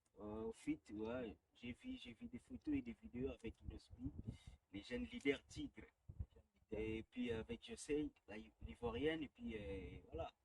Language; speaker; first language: French; non-native, local second language; Lingala